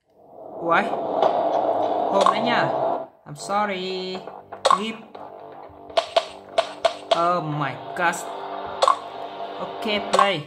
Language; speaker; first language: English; non-native, learner; Vietnamese